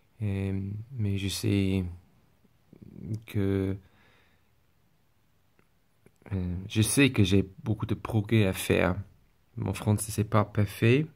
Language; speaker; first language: French; non-native, learner; English